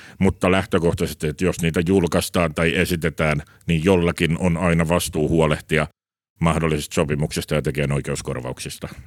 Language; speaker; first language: Finnish; native; Finnish